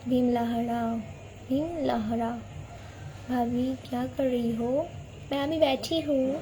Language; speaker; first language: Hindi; non-native, local second language; Bangla